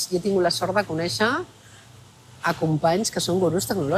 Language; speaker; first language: Catalan; native; Catalan